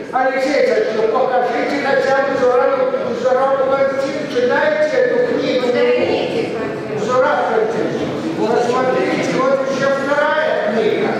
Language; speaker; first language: Russian; native; Russian